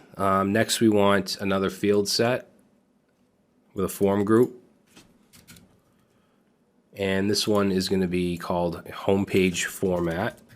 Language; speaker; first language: English; native; English